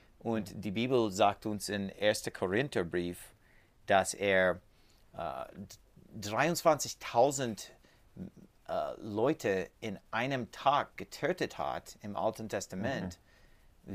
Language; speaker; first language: German; non-native, learner; English